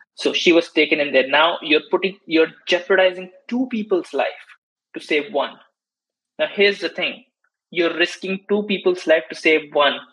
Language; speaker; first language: English; non-native, local second language; Hindi